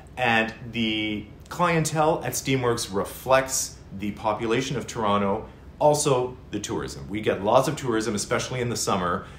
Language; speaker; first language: English; native; English